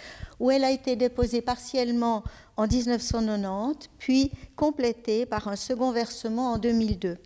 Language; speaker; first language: French; native; French